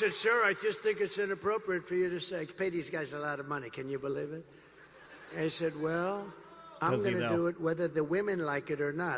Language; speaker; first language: English; native; English